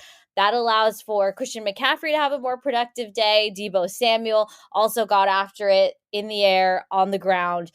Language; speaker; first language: English; native; English